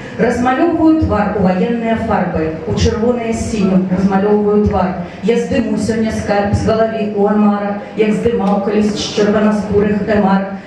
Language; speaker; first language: Belarusian; native; Belarusian